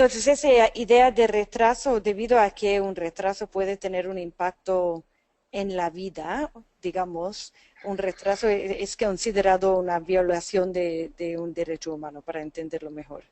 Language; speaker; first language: Spanish; non-native, fluent; English